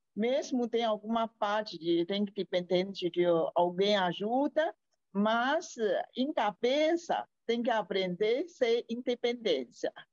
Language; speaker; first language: Portuguese; non-native, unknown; Chinese